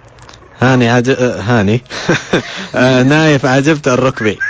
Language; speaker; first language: Arabic; native; Arabic